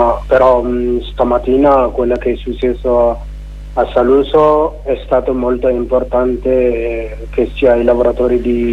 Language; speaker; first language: Italian; non-native, learner; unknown